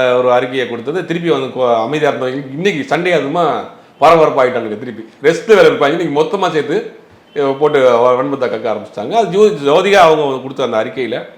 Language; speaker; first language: Tamil; native; Tamil